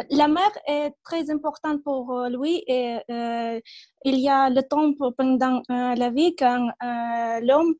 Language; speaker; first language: French; non-native, learner; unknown